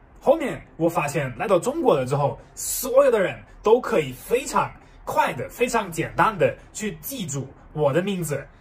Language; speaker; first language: Chinese; non-native, fluent; German